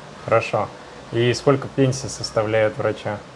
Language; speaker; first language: Russian; native; Russian